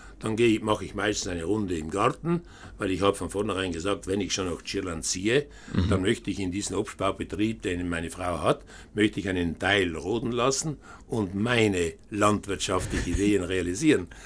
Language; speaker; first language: German; native; German